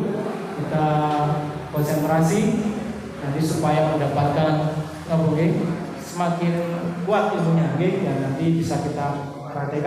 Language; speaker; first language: Indonesian; non-native, local second language; Javanese